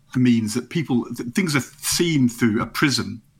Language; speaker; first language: English; native; English